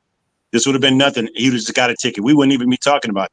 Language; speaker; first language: English; native; English